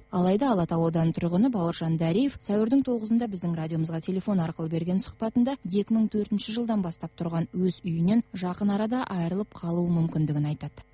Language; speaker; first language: Kazakh; native; Kazakh